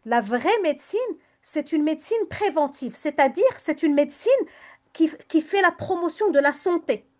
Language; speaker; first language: French; non-native, local second language; Arabic